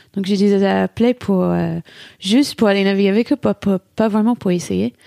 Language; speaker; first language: French; non-native, fluent; English